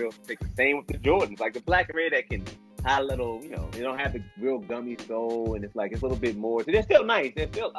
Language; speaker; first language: English; native; English